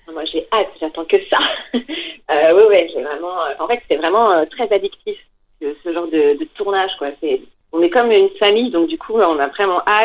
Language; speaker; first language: French; native; French